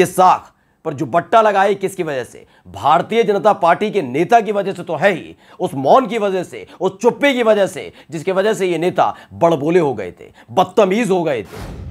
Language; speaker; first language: Hindi; native; Hindi